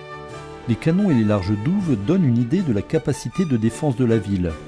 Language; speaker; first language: French; native; French